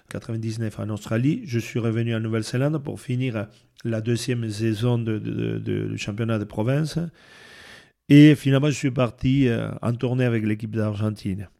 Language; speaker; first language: French; non-native, fluent; Spanish